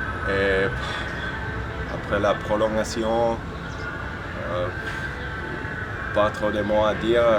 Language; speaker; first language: French; non-native, fluent; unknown